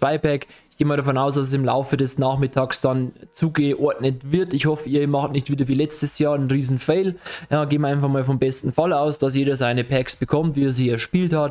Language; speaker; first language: German; native; German